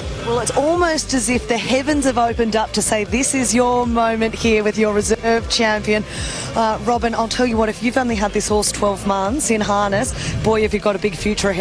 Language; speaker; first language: English; native; English